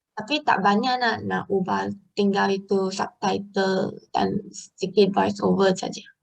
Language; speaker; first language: Malay; native; Malay